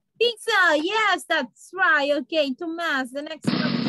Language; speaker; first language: English; non-native, fluent; Spanish